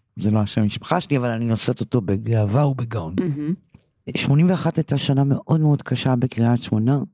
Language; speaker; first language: Hebrew; early bilingual, other home language; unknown